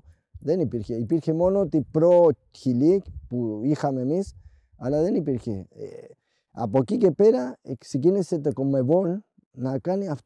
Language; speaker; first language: Greek; non-native, fluent; Spanish